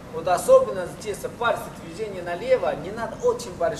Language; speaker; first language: Russian; non-native, learner; Chinese